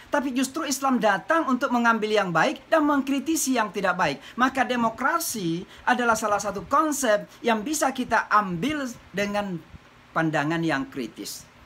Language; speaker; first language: Indonesian; native; Indonesian